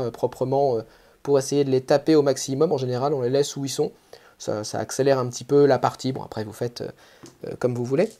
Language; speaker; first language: French; native; French